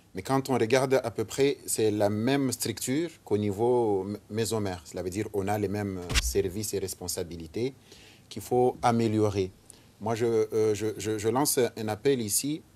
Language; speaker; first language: French; non-native, local second language; Ngazidja Comorian